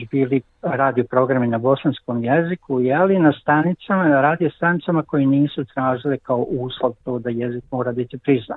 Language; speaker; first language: Croatian; native; Croatian